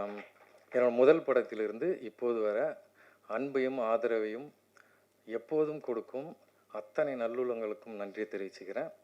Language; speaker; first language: Tamil; native; Tamil